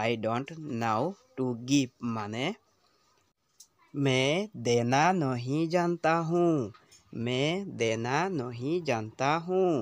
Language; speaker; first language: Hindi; non-native, local second language; Assamese